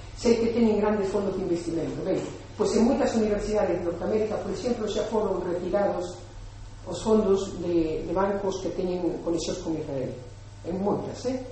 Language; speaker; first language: Galician; non-native, local second language; Spanish